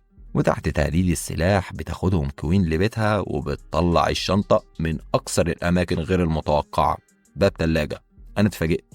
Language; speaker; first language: Arabic; native; Arabic